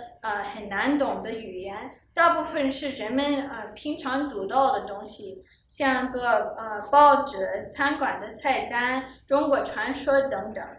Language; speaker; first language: Chinese; early bilingual, heritage; Chinese